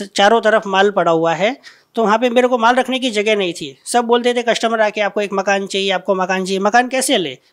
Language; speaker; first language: Hindi; non-native, local second language; Gujarati